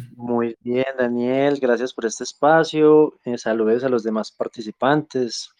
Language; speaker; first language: Spanish; native; Spanish